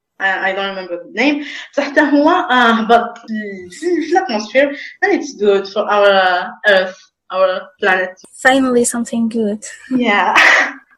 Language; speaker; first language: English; non-native, local second language; Arabic